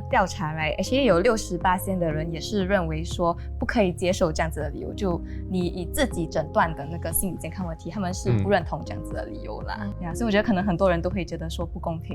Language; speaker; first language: Chinese; native; Chinese